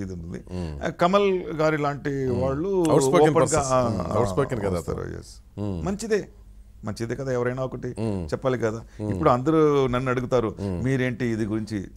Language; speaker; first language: Telugu; non-native, learner; Tamil